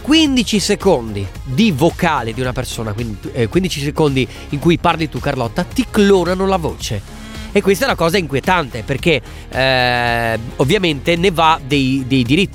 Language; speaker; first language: Italian; native; Italian